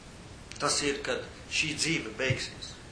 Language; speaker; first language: Latvian; native; Latvian